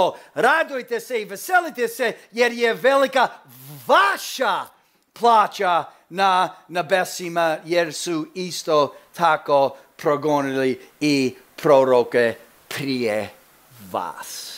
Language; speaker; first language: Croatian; early bilingual, heritage; Croatian